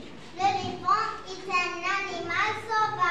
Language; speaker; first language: French; non-native, learner; Arabic